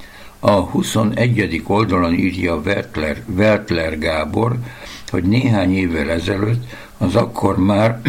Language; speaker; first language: Hungarian; native; Hungarian